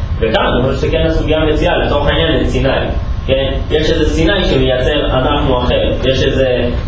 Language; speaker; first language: Hebrew; native; Hebrew